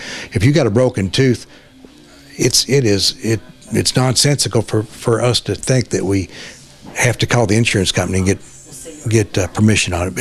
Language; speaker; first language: English; native; English